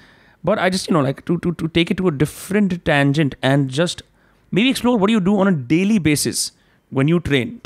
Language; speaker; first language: English; non-native, local second language; Hindi